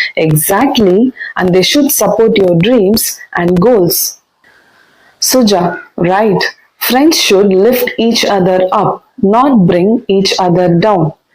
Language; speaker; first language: English; non-native, local second language; Tamil